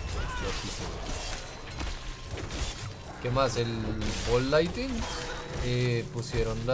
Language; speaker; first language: Spanish; native; Spanish